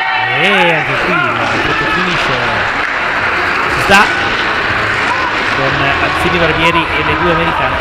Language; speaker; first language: Italian; native; Italian